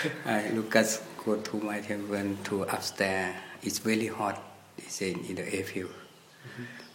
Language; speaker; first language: English; non-native, learner; Thai